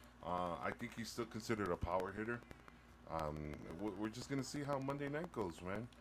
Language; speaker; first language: English; early bilingual, other home language; Spanish